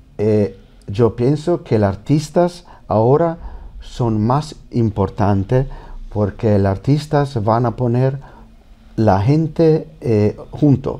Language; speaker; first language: Spanish; non-native, learner; Italian